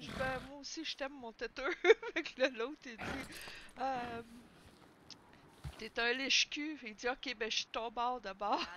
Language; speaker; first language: French; native; French